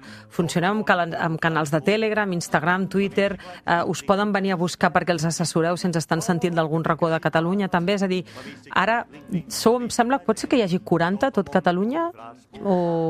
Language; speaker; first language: Catalan; native; Catalan